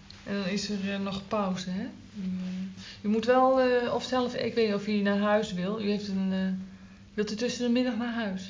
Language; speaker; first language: Dutch; native; Dutch